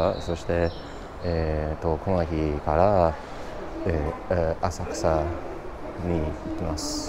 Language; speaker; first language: Japanese; non-native, learner; English